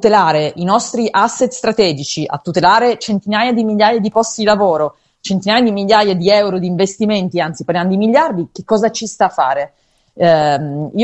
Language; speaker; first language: Italian; native; Italian